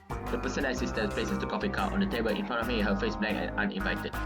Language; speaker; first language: English; non-native, local second language; Malay